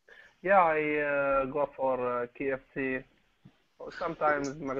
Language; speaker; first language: English; non-native, learner; Arabic